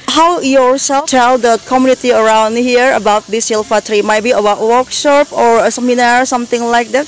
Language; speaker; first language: English; non-native, learner; Indonesian